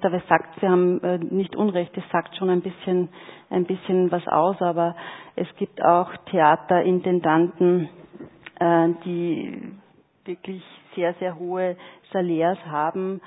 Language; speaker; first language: German; native; German